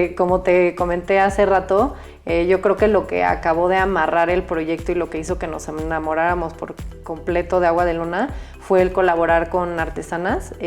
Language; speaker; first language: Spanish; native; Spanish